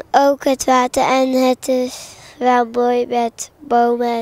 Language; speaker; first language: Dutch; early bilingual, other home language; Turkish